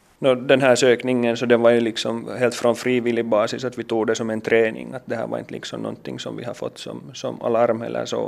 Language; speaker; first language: Swedish; native; Swedish